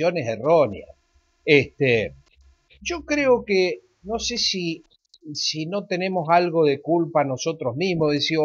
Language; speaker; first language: Spanish; native; Spanish